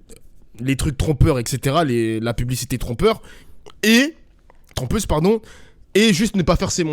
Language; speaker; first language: French; native; French